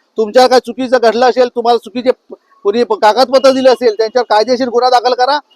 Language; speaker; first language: Marathi; native; Marathi